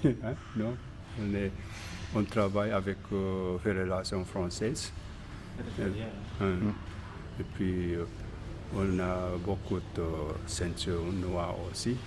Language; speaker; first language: French; non-native, learner; Japanese